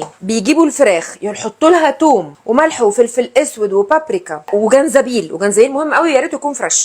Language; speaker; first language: Arabic; native; Arabic